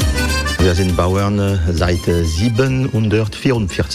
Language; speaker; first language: German; non-native, learner; French